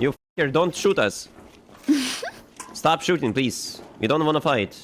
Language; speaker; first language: English; non-native, learner; Ukrainian